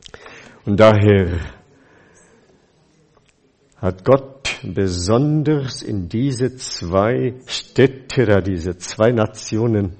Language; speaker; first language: German; non-native, fluent; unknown